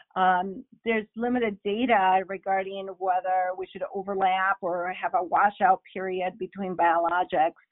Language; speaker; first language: English; non-native, fluent; Spanish